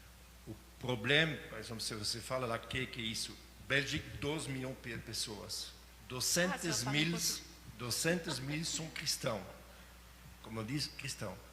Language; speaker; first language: Portuguese; non-native, learner; French